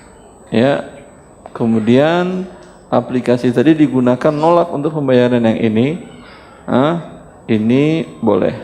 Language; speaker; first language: Indonesian; native; Indonesian